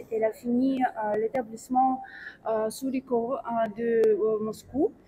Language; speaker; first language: French; non-native, fluent; Russian